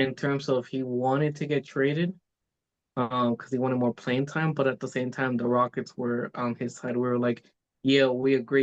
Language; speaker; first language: English; native; English